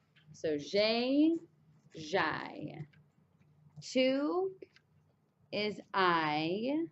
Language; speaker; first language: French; non-native, fluent; English